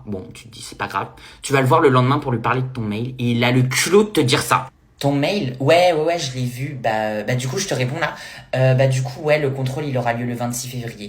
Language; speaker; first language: French; native; French